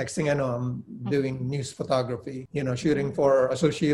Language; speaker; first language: English; non-native, local second language; Filipino